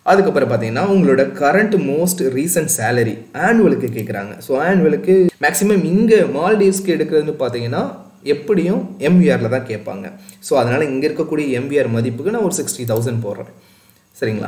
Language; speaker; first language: Tamil; native; Tamil